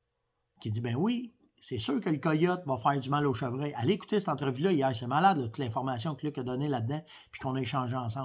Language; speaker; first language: French; native; French